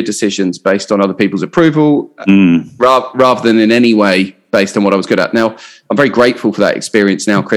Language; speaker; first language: English; native; English